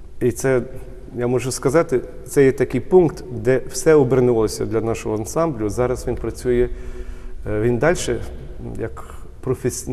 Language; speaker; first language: Ukrainian; early bilingual, heritage; Ukrainian